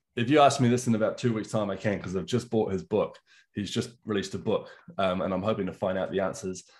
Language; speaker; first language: English; native; English